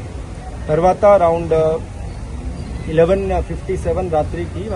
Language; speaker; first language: Telugu; non-native, learner; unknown